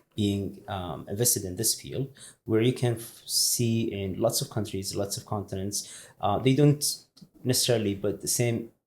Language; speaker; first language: English; non-native, fluent; Arabic